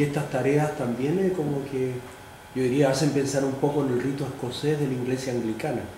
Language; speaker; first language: Spanish; native; Spanish